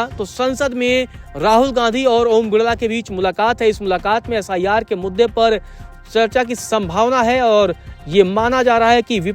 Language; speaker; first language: Hindi; native; Hindi